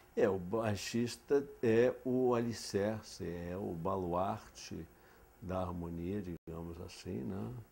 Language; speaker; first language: Portuguese; non-native, fluent; English